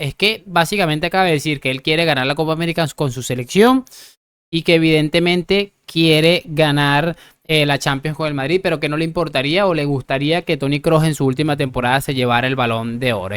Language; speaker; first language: Spanish; native; Spanish